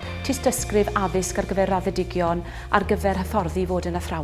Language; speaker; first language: Welsh; native; Welsh